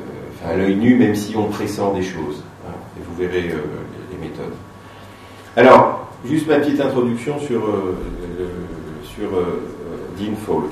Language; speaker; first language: French; native; French